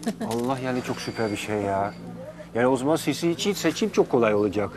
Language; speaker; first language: Turkish; non-native, fluent; Dutch